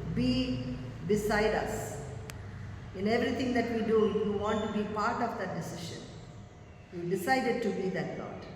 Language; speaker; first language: English; non-native, local second language; Tamil